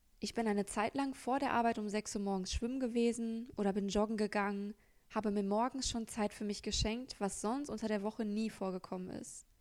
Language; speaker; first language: German; native; German